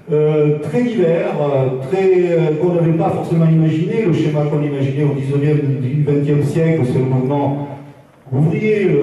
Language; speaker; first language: French; native; French